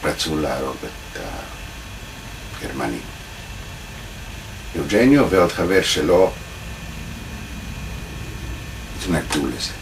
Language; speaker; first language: Hebrew; non-native, fluent; Italian